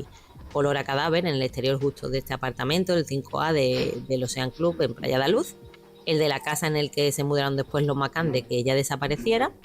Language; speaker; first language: Spanish; native; Spanish